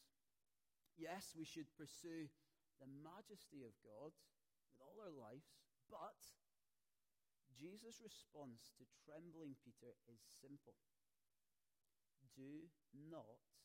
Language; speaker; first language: English; native; English